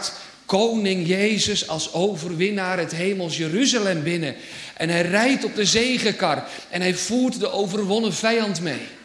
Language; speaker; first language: Dutch; native; Dutch